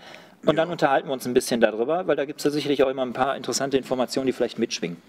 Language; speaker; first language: German; native; German